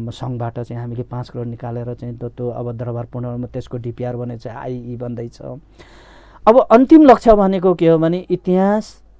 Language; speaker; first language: Nepali; non-native, local second language; Limbu